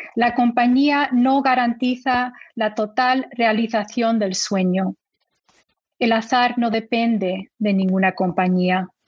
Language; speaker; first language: Spanish; early bilingual, heritage; Spanish